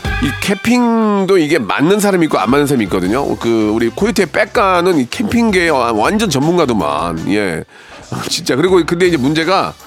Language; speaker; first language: Korean; native; Korean